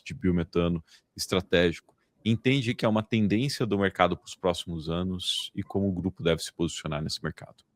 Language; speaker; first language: Portuguese; native; Portuguese